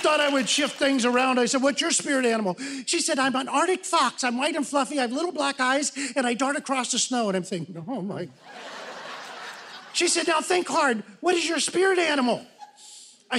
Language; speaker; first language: English; native; English